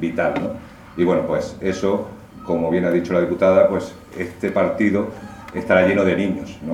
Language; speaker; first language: Spanish; native; Spanish